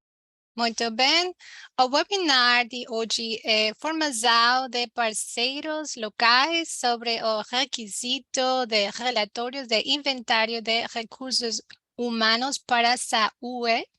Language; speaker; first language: Portuguese; non-native, learner; Spanish